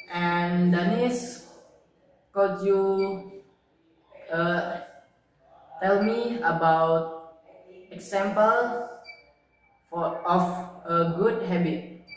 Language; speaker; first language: English; non-native, learner; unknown